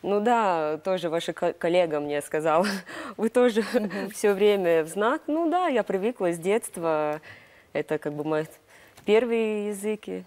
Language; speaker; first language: Russian; non-native, local second language; Latvian